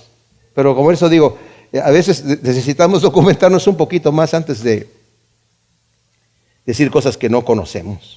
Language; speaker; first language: Spanish; native; Spanish